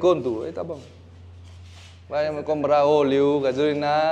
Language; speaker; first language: Portuguese; non-native, learner; Vietnamese